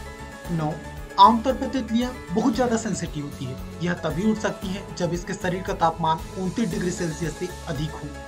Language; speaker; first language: Hindi; native; Hindi